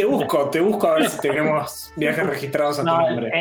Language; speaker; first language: Spanish; native; Spanish